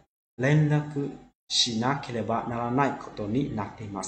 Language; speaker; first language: Japanese; non-native, fluent; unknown